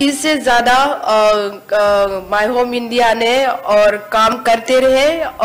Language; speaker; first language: Hindi; non-native, local second language; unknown